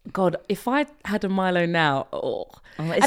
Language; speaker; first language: English; native; English